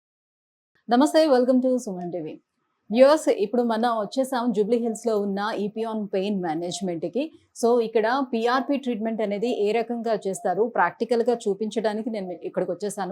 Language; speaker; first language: Telugu; native; Telugu